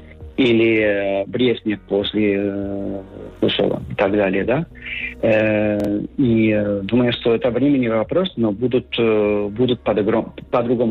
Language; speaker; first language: Russian; non-native, learner; Spanish